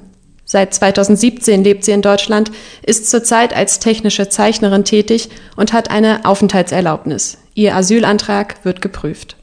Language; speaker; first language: German; native; German